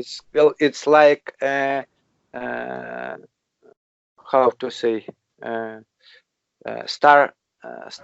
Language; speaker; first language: English; non-native, learner; Russian